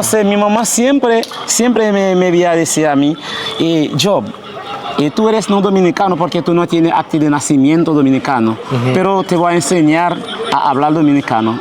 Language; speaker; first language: Spanish; early bilingual, heritage; Haitian Creole